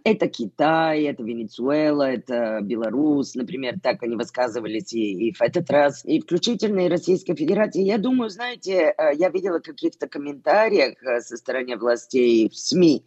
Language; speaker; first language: Russian; non-native, fluent; Bulgarian